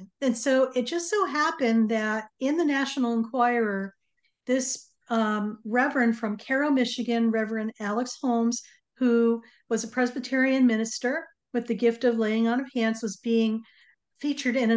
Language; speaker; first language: English; native; English